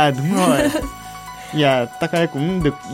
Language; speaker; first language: Vietnamese; non-native, fluent; Japanese